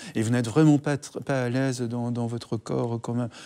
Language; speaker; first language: French; native; French